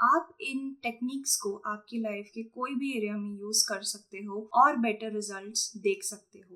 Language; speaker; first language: Hindi; non-native, local second language; Marathi